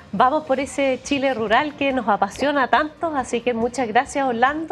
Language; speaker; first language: Spanish; native; Spanish